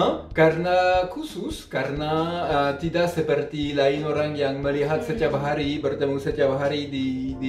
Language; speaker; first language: Indonesian; non-native, fluent; French